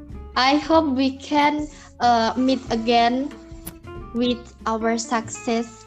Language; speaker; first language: English; non-native, learner; Indonesian